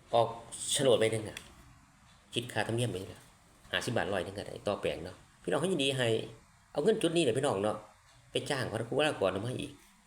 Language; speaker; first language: Thai; native; Thai